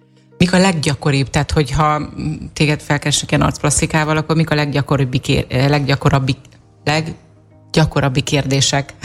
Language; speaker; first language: Hungarian; native; Hungarian